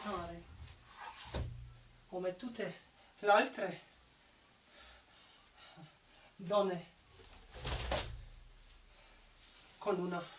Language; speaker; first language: Italian; non-native, learner; German